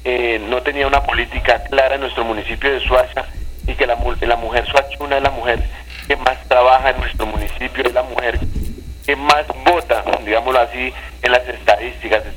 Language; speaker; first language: Spanish; native; Spanish